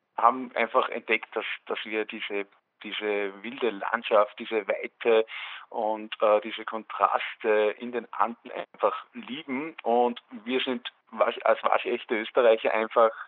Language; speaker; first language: German; native; German